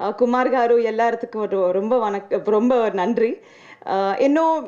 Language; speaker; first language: Tamil; non-native, learner; Telugu